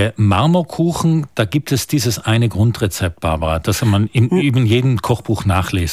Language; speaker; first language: German; native; German